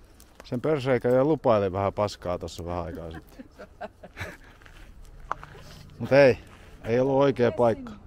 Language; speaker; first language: Finnish; native; Finnish